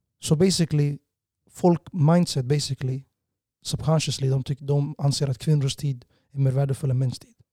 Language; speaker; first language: Swedish; early bilingual, other home language; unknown